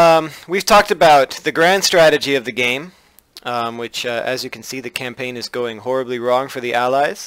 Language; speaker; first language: English; native; English